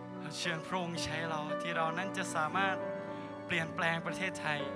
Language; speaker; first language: Thai; native; Thai